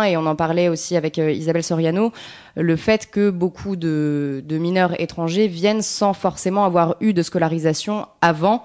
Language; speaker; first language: French; native; French